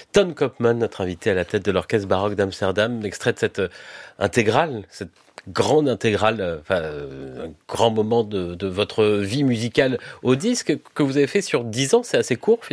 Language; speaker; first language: French; native; French